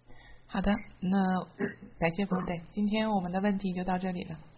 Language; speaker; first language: Chinese; native; Chinese